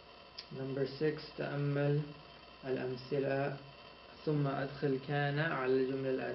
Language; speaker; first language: Arabic; non-native, fluent; English